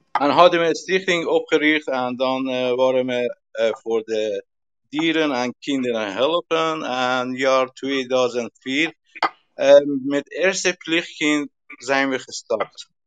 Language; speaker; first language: Dutch; non-native, learner; Persian